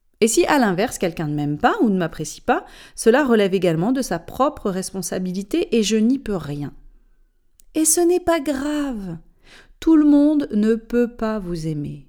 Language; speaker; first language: French; native; French